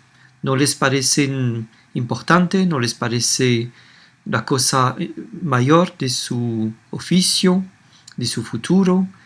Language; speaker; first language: Spanish; non-native, fluent; French